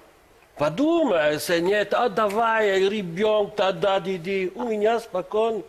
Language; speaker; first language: Russian; non-native, learner; French